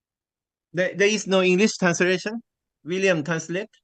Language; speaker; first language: English; non-native, learner; Thai